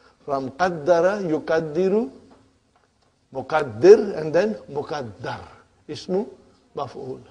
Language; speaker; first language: Arabic; non-native, fluent; Urdu